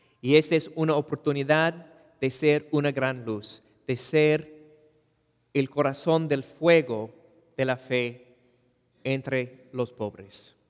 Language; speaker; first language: Spanish; non-native, fluent; English